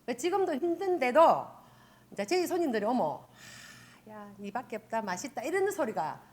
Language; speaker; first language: Korean; native; Korean